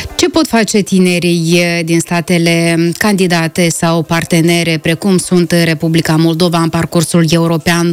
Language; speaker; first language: Romanian; native; Romanian